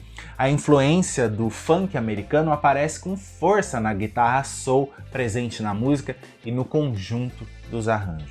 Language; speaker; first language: Portuguese; native; Portuguese